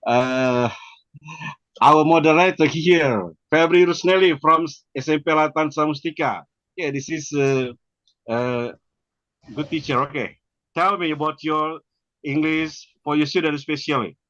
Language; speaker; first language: English; non-native, learner; Indonesian